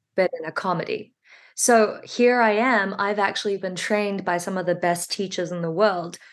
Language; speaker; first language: English; native; English